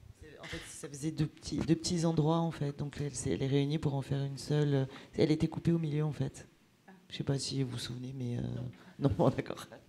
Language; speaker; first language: French; native; French